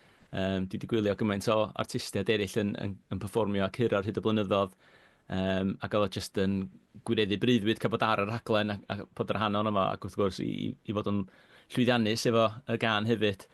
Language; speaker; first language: Welsh; native; Welsh